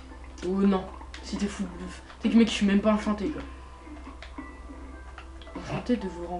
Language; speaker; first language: French; native; French